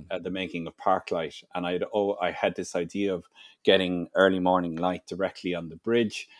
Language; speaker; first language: English; native; English